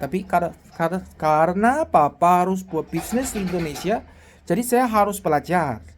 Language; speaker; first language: Indonesian; non-native, learner; Chinese